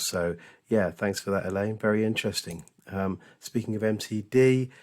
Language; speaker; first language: English; native; English